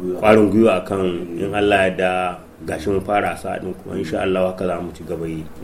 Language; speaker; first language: Hausa; non-native, local second language; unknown